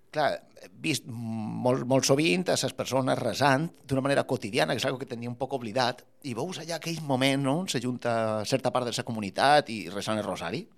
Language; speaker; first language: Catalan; native; Catalan